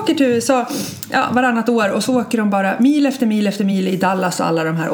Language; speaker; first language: Swedish; native; Swedish